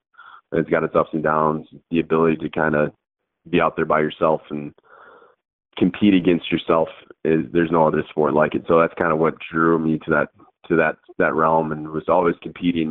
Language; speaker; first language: English; native; English